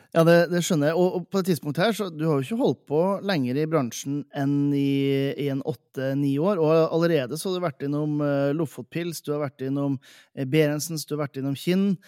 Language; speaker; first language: Norwegian; native; Norwegian